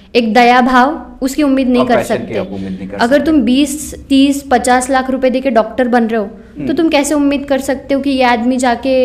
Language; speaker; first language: Hindi; non-native, local second language; Marathi